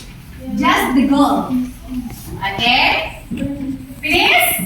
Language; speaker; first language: English; non-native, learner; Indonesian